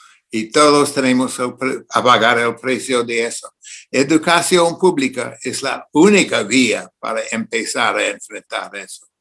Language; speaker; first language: Spanish; non-native, fluent; English